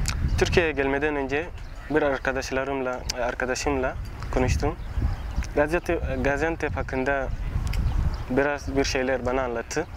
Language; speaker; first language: Turkish; non-native, learner; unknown